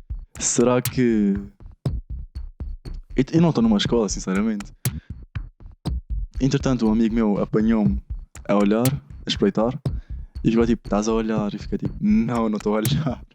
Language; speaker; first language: Portuguese; early bilingual, other home language; Arabic